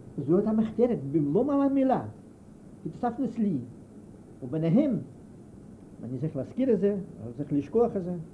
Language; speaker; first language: Hebrew; non-native, fluent; Yiddish